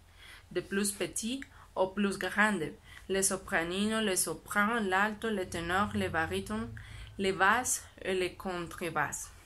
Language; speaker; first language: French; non-native, learner; Spanish